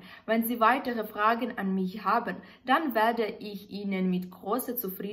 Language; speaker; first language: German; non-native, fluent; Ukrainian